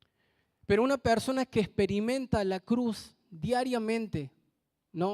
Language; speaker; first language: Spanish; native; Spanish